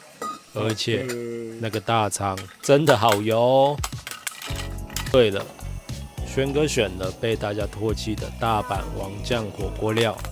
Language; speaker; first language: Chinese; native; Chinese